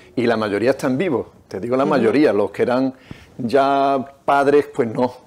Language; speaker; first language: Spanish; native; Spanish